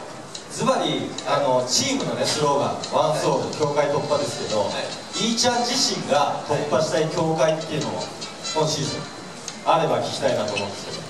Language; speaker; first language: Japanese; native; Japanese